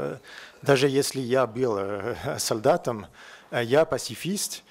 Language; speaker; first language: Russian; non-native, learner; French